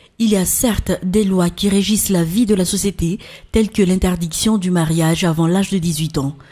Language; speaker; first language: French; non-native, local second language; Malagasy